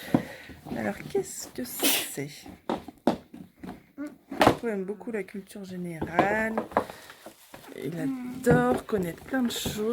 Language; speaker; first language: French; native; French